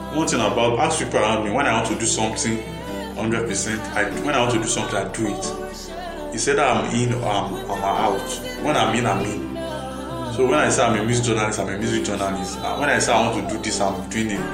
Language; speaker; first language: English; non-native, local second language; Yoruba